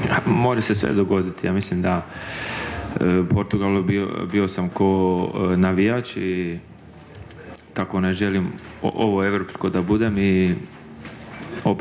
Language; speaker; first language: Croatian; early bilingual, heritage; Croatian